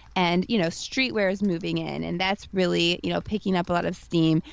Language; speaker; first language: English; native; English